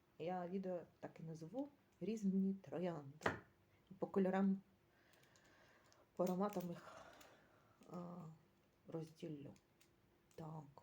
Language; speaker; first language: Ukrainian; native; Ukrainian